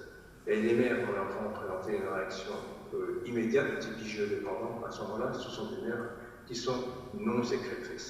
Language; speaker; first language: French; native; French